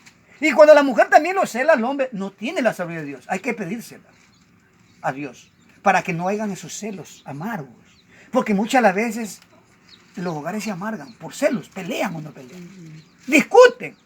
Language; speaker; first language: Spanish; native; Spanish